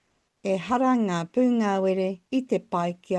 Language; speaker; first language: Māori; non-native, local second language; English